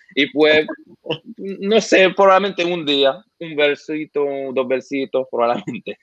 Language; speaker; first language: Spanish; non-native, fluent; Arabic